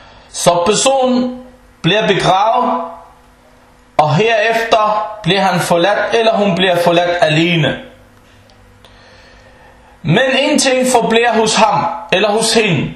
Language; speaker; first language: Danish; early bilingual, other home language; Arabic